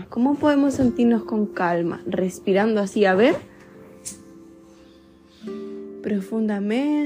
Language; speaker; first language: Spanish; native; Spanish